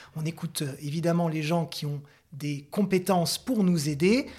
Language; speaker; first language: French; native; French